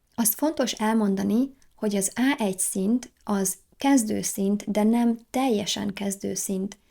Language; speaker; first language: Hungarian; native; Hungarian